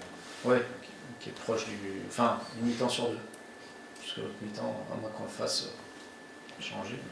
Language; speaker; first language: French; native; French